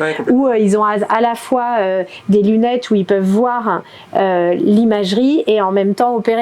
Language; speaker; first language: French; native; French